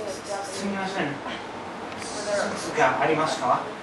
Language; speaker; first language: Japanese; non-native, learner; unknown